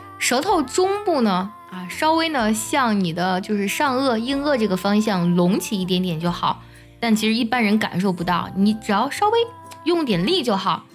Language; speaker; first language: Chinese; native; Chinese